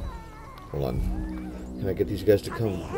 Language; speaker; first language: English; native; English